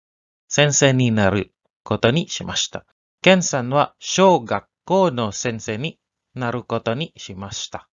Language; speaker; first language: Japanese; non-native, learner; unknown